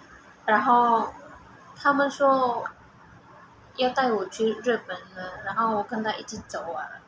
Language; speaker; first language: Chinese; non-native, learner; Indonesian